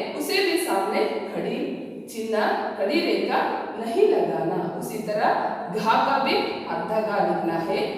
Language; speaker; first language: Hindi; non-native, local second language; Kannada